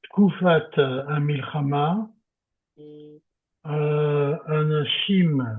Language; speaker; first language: Hebrew; non-native, learner; French